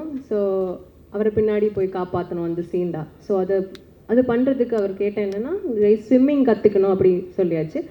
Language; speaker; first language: Tamil; non-native, learner; Malayalam